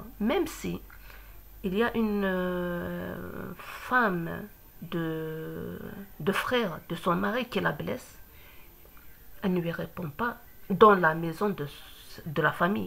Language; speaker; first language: French; non-native, local second language; Kabyle